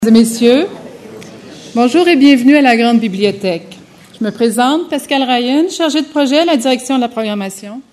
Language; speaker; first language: French; native; French